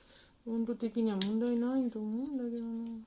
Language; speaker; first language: Japanese; native; Japanese